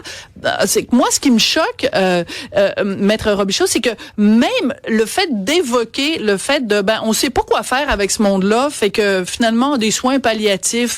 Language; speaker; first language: French; native; French